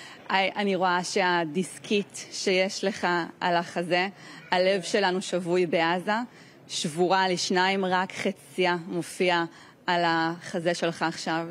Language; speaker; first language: Hebrew; native; Hebrew